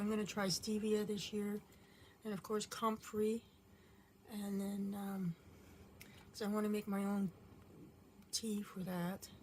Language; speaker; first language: English; native; English